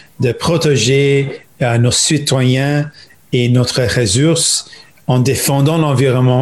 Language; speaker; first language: French; non-native, local second language; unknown